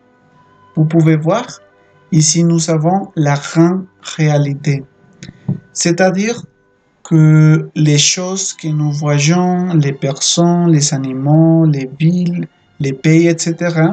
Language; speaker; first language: French; non-native, fluent; Spanish